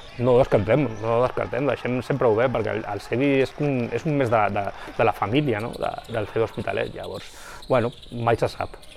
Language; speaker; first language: Catalan; non-native, local second language; Spanish